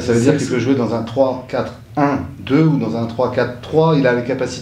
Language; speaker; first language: French; native; French